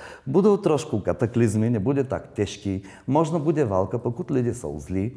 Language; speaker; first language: Czech; non-native, learner; Bulgarian